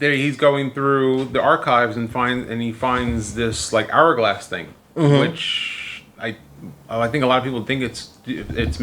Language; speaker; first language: English; native; English